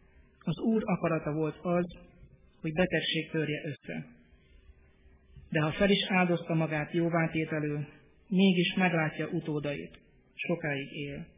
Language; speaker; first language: Hungarian; native; Hungarian